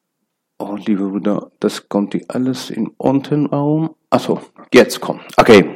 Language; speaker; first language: German; non-native, learner; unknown